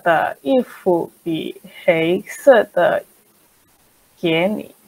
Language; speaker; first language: Chinese; non-native, learner; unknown